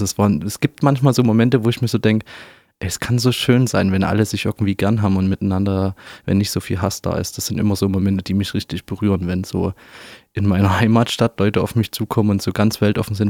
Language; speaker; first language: German; native; German